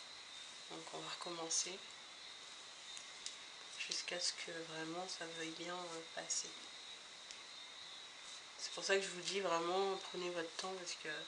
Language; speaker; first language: French; native; French